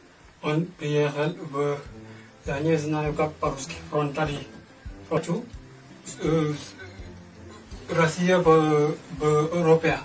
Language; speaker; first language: Russian; non-native, learner; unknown